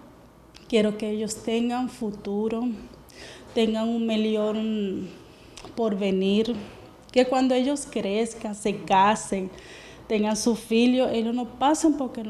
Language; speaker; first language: Portuguese; non-native, learner; Spanish